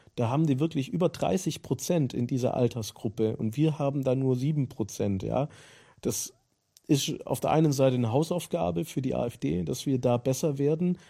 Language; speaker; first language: German; native; German